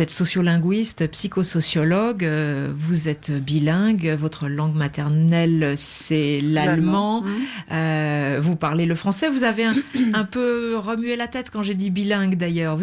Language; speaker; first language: French; native; French